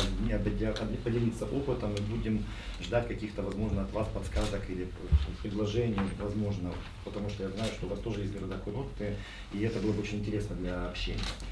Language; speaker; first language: Russian; native; Russian